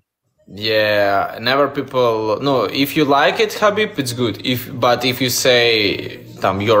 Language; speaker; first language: English; non-native, learner; Russian